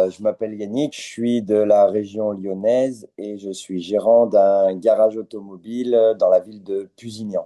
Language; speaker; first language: French; native; French